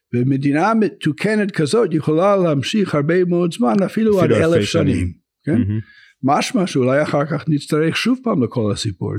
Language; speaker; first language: Hebrew; non-native, fluent; English